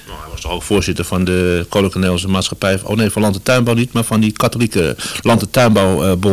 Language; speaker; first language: Dutch; native; Dutch